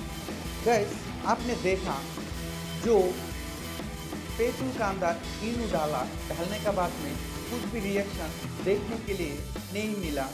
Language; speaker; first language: Hindi; non-native, learner; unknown